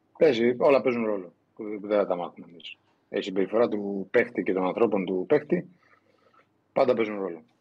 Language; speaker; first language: Greek; native; Greek